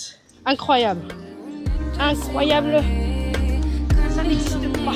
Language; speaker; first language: French; native; French